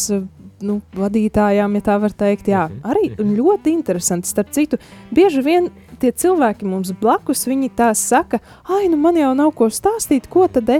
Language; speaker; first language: Latvian; native; Latvian